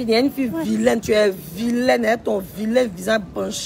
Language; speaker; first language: French; native; French